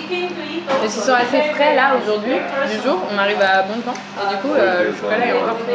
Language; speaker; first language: French; native; French